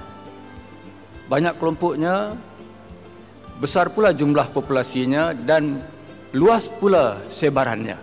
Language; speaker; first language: Malay; native; Malay